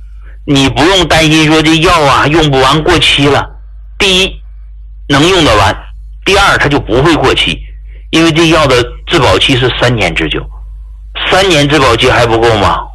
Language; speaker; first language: Chinese; native; Chinese